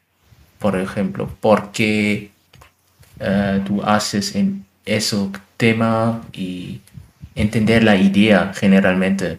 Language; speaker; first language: Spanish; non-native, learner; German